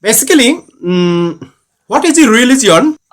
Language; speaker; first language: English; non-native, learner; Bangla